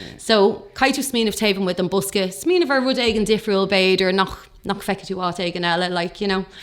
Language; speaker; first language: Irish; non-native, local second language; English